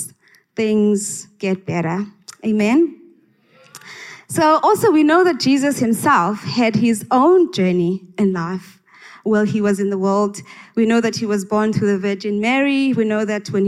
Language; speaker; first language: English; non-native, local second language; Xhosa